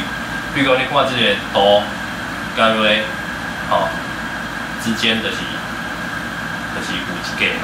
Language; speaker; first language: Chinese; native; Chinese